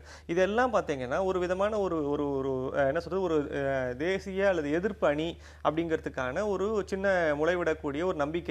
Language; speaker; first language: Tamil; native; Tamil